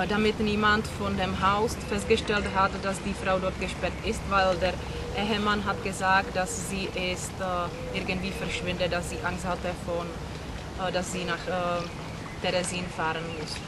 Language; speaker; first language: German; non-native, learner; Czech